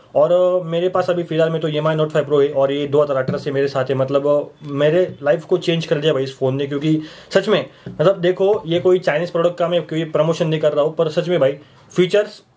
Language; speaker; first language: Hindi; non-native, local second language; Marathi